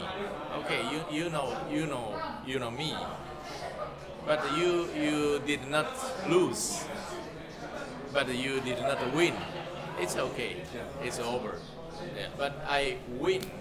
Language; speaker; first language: English; non-native, learner; Japanese